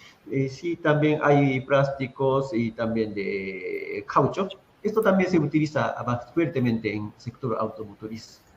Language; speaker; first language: Spanish; non-native, fluent; Japanese